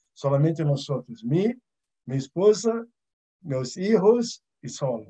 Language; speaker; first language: Portuguese; early bilingual, other home language; Arabic